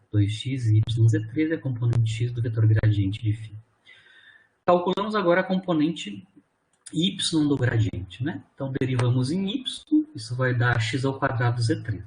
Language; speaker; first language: Portuguese; native; Portuguese